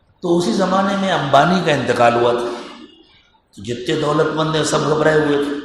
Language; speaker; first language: Urdu; native; Urdu